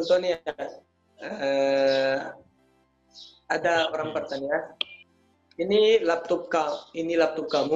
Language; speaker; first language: Indonesian; non-native, learner; Arabic